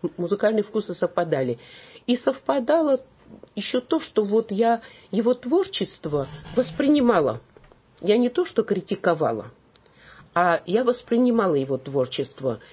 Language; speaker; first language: Russian; non-native, local second language; Armenian